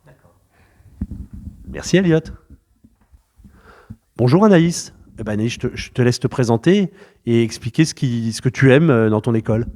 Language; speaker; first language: French; native; French